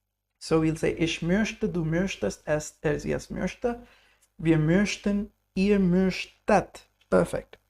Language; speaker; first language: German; non-native, fluent; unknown